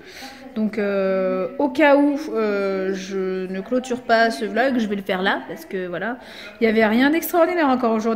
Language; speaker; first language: French; native; French